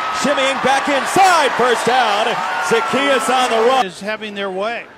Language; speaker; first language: English; native; English